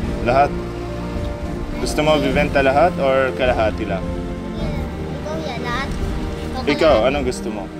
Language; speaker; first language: Filipino; non-native, learner; Arabic